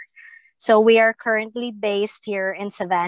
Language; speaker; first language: English; non-native, local second language; Filipino